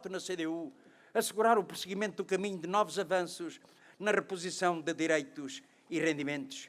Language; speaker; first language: Portuguese; native; Portuguese